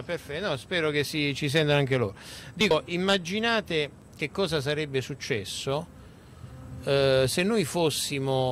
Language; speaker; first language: Italian; native; Italian